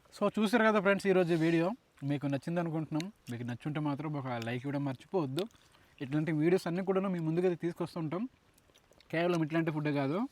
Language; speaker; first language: Telugu; native; Telugu